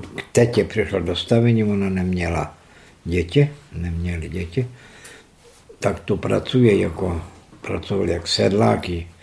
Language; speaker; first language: Czech; early bilingual, heritage; Serbian